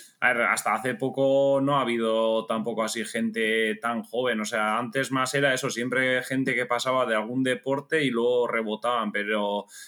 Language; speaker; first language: Spanish; native; Spanish